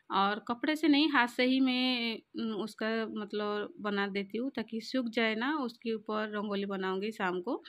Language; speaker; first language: Hindi; non-native, local second language; Odia